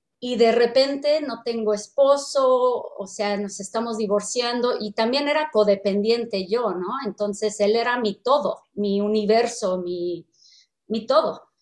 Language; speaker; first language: Spanish; non-native, fluent; English